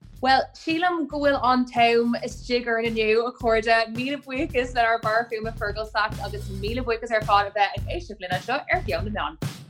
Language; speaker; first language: Irish; native; Irish